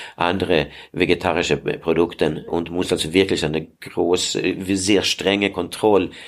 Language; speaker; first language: German; non-native, fluent; Swedish